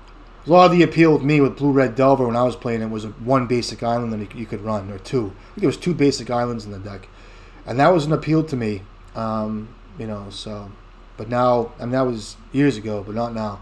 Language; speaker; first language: English; native; English